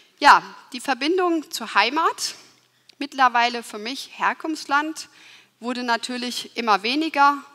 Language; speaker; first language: German; early bilingual, other home language; Turkish